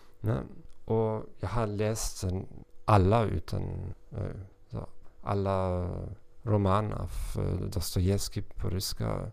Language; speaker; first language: Swedish; non-native, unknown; German